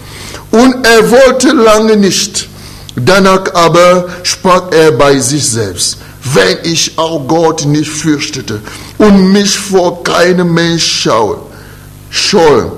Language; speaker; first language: German; non-native, fluent; French